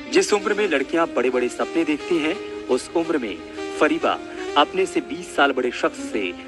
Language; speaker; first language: Hindi; native; Hindi